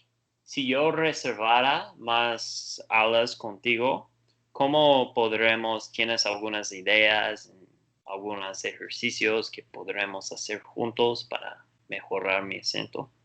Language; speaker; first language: Spanish; non-native, learner; Portuguese